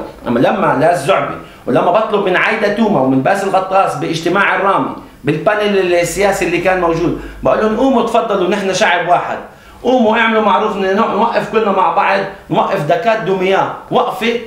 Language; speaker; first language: Arabic; native; Arabic